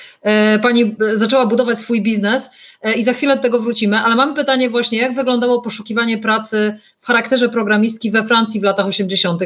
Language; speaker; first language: Polish; native; Polish